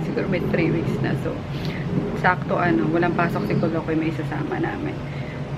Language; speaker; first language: Filipino; native; Filipino